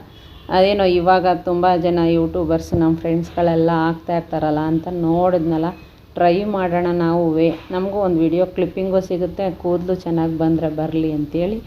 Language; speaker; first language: Kannada; native; Kannada